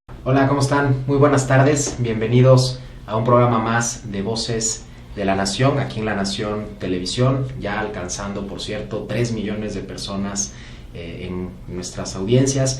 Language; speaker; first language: Spanish; native; Spanish